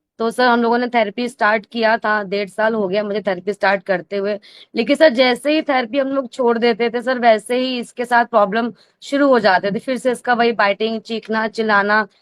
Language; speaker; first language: Hindi; native; Hindi